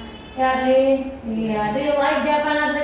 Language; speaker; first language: English; non-native, learner; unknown